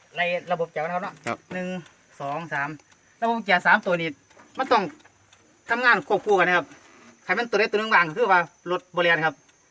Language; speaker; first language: Thai; non-native, local second language; Northeastern Thai